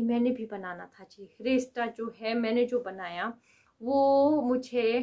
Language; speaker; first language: Hindi; native; Hindi